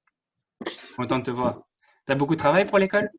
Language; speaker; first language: French; native; French